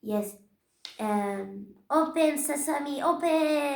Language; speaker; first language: English; non-native, learner; Turkish